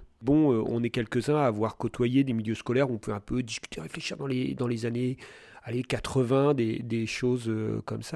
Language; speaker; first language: French; native; French